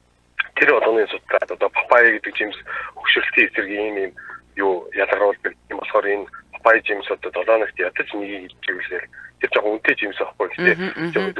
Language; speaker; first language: Mongolian; native; Mongolian